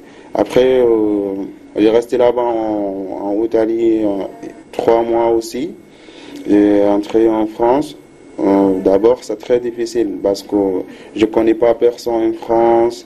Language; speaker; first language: French; non-native, learner; Arabic